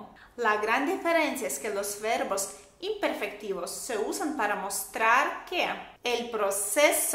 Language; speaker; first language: Spanish; non-native, fluent; Russian